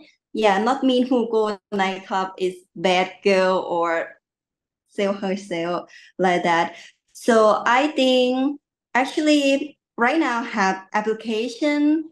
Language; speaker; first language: English; non-native, learner; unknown